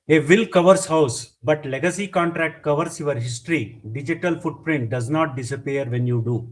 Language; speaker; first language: English; non-native, local second language; Kannada